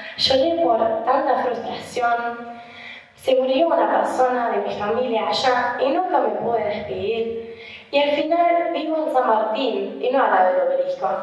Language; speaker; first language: Spanish; non-native, fluent; German